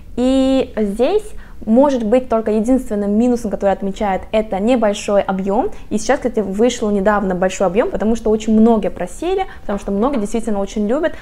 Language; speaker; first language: Russian; non-native, fluent; Korean